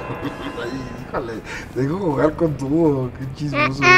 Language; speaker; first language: Spanish; native; Spanish